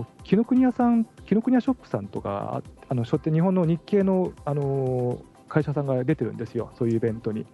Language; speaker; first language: Japanese; native; Japanese